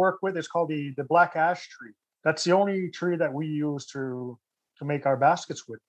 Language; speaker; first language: English; native; English